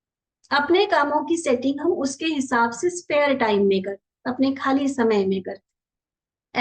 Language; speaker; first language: Hindi; native; Hindi